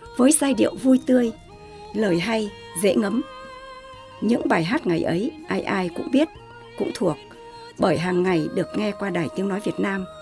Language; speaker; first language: Vietnamese; non-native, local second language; Tày